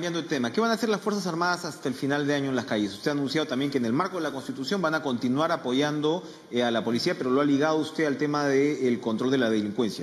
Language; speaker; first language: Spanish; native; Spanish